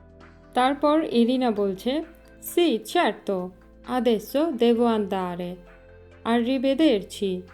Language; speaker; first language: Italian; non-native, fluent; Bangla